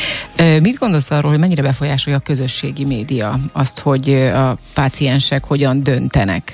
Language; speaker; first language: Hungarian; native; Hungarian